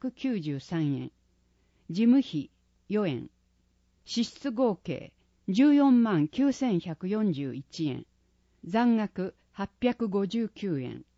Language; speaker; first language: Japanese; native; Japanese